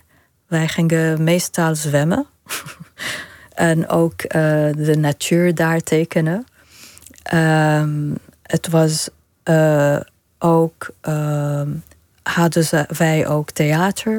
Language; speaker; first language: Dutch; non-native, fluent; Arabic